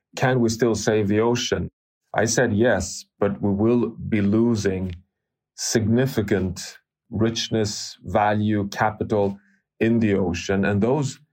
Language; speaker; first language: English; non-native, fluent; Swedish